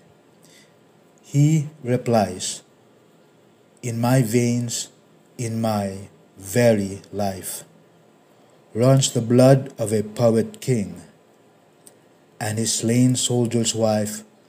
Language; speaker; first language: English; non-native, local second language; Filipino